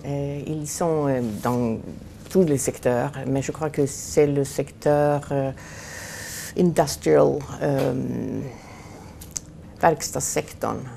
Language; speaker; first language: French; non-native, fluent; Swedish